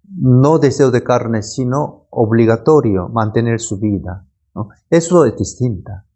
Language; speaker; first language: Spanish; non-native, learner; Korean